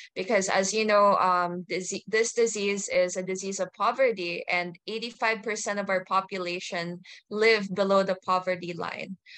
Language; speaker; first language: English; native; English